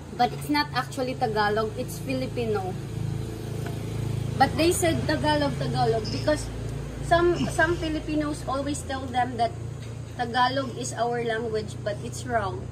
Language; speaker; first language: English; non-native, local second language; Cebuano